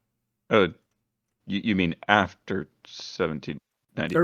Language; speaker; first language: English; native; English